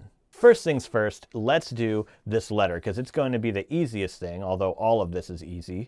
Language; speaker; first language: English; native; English